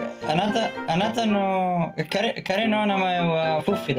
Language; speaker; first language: Japanese; non-native, learner; English